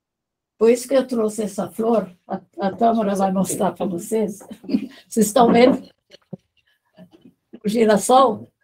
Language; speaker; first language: Portuguese; non-native, fluent; German